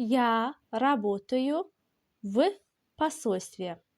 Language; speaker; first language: Russian; non-native, local second language; Azerbaijani